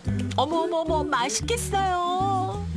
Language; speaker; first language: Korean; native; Korean